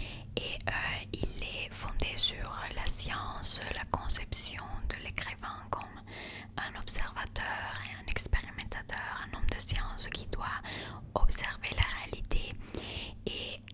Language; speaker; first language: French; non-native, learner; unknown